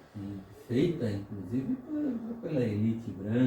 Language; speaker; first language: Portuguese; native; Portuguese